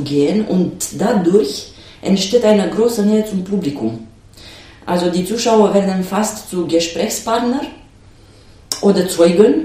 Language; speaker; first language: German; non-native, fluent; Romanian